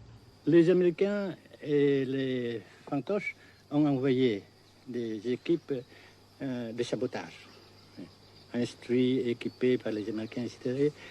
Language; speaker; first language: French; non-native, fluent; Vietnamese